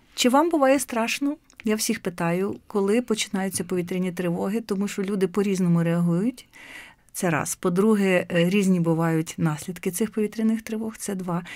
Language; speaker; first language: Ukrainian; native; Ukrainian